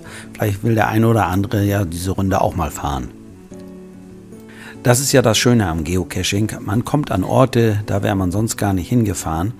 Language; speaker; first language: German; native; German